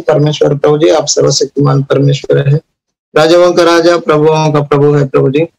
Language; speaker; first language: Hindi; non-native, local second language; Telugu